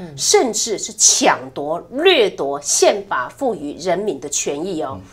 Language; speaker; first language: Chinese; non-native, local second language; Min Nan Chinese